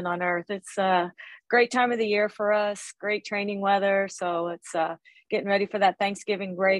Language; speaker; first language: English; native; English